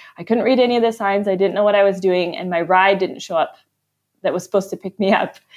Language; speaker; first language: English; native; English